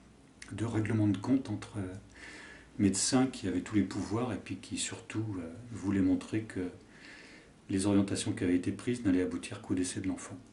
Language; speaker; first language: French; native; French